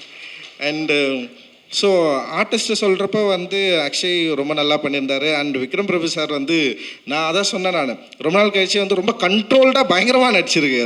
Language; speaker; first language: Tamil; native; Tamil